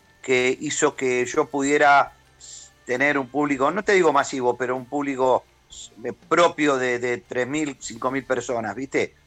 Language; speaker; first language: Spanish; native; Spanish